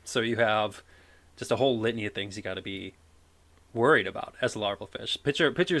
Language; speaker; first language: English; native; English